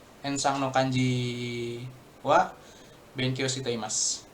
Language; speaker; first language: Japanese; non-native, learner; Indonesian